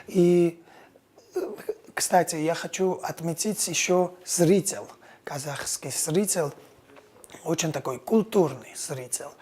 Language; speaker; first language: Russian; non-native, fluent; Georgian